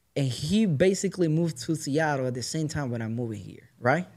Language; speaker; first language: English; non-native, learner; Spanish